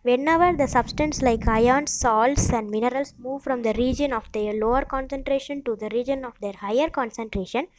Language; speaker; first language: English; non-native, local second language; Tamil